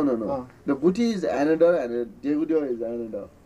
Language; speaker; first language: English; non-native, learner; Newari